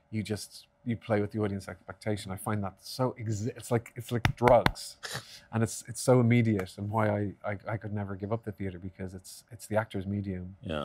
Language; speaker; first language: English; native; English